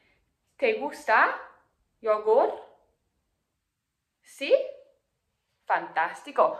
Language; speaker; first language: Spanish; non-native, fluent; English